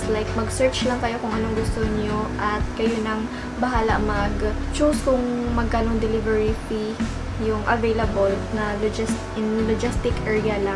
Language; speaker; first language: Filipino; non-native, local second language; Cebuano